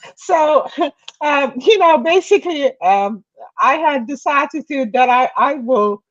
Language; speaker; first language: English; non-native, fluent; Persian